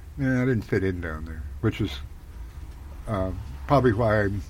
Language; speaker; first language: English; native; English